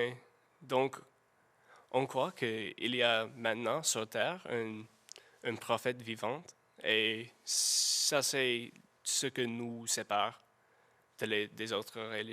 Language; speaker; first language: French; non-native, learner; English